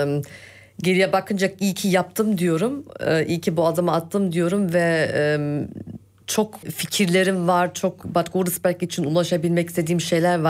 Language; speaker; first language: Turkish; early bilingual, heritage; Turkish